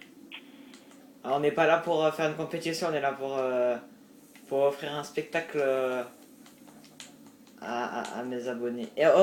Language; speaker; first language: French; native; French